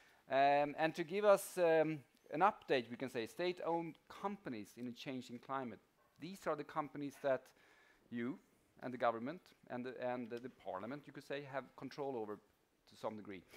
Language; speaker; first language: English; non-native, fluent; Swedish